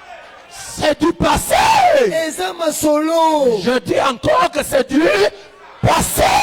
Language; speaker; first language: French; non-native, local second language; Lingala